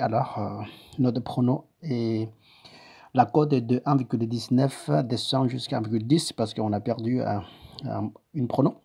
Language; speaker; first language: French; non-native, learner; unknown